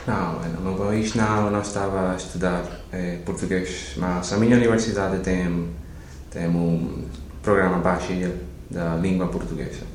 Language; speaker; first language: Portuguese; non-native, learner; Spanish